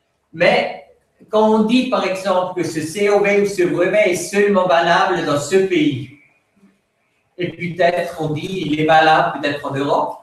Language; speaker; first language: French; non-native, fluent; Swiss German